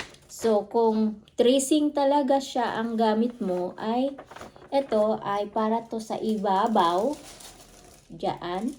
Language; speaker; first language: Filipino; non-native, local second language; Cebuano